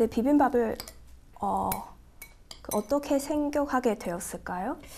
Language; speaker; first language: Korean; non-native, fluent; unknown